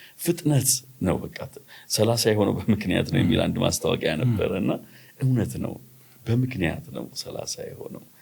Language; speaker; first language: Amharic; native; Amharic